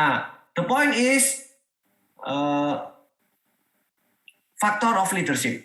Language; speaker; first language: English; non-native, learner; Indonesian